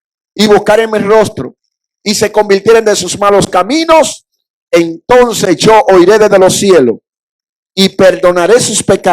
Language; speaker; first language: Spanish; native; Spanish